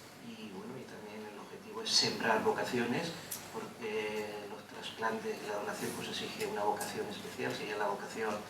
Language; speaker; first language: Spanish; native; Spanish